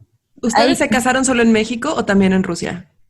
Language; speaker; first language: Spanish; native; Spanish